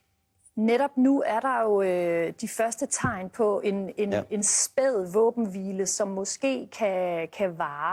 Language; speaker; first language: Danish; native; Danish